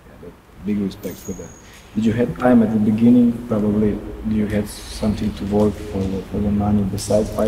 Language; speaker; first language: English; non-native, learner; Serbian